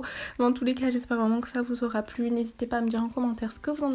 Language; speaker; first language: French; native; French